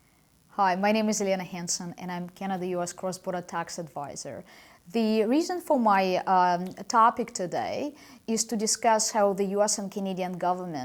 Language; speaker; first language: English; non-native, fluent; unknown